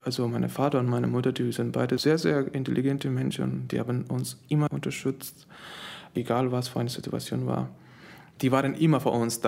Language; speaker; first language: German; non-native, learner; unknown